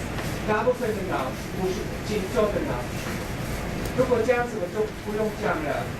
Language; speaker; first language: Chinese; non-native, fluent; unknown